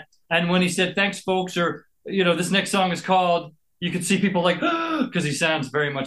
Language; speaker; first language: English; native; English